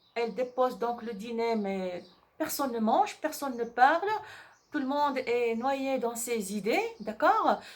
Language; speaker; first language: French; non-native, local second language; Arabic